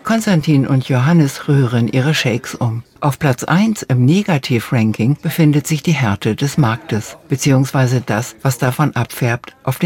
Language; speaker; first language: German; native; German